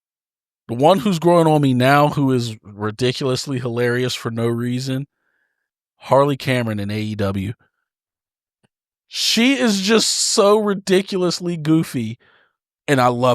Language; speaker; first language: English; native; English